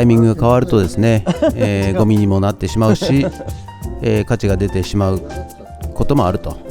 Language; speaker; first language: Japanese; native; Japanese